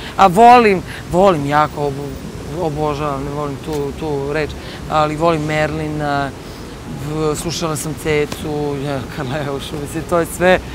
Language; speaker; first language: Serbian; early bilingual, heritage; Bosnian